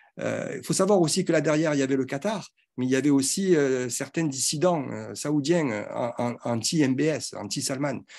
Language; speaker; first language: French; native; French